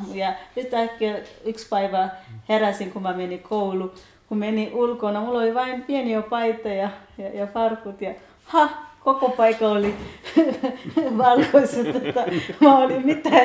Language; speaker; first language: Finnish; non-native, fluent; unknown